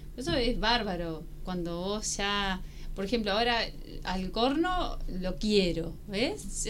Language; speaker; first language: Spanish; native; Spanish